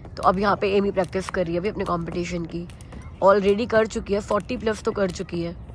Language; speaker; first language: Hindi; native; Hindi